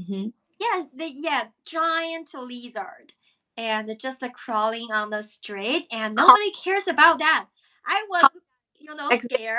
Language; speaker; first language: English; non-native, fluent; Chinese